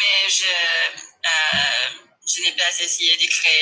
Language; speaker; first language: French; non-native, learner; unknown